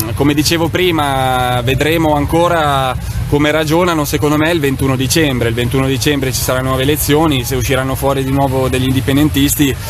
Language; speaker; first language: Italian; non-native, fluent; Catalan